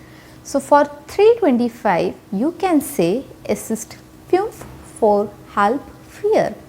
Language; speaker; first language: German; non-native, fluent; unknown